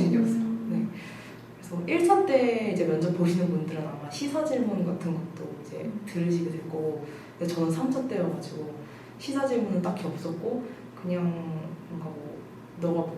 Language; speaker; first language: Korean; native; Korean